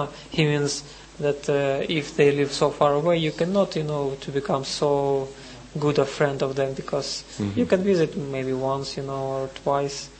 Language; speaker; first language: English; non-native, learner; Russian